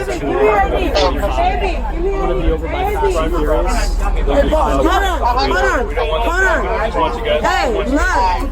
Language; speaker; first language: English; native; English